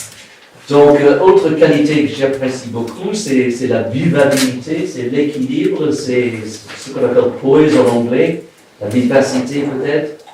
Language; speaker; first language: French; non-native, fluent; English